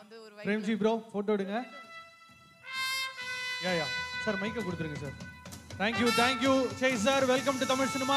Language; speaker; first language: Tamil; native; Tamil